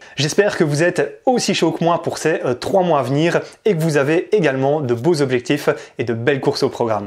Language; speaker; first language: French; native; French